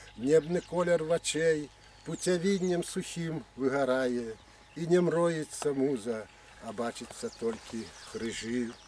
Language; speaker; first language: Belarusian; native; Belarusian